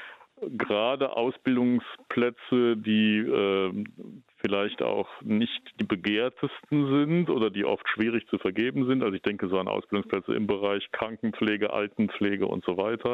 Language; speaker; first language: German; native; German